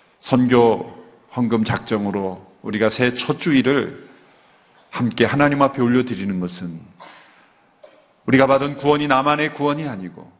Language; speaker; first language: Korean; native; Korean